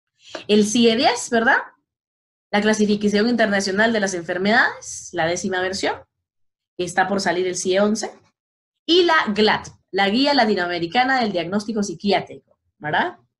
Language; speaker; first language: Spanish; native; Spanish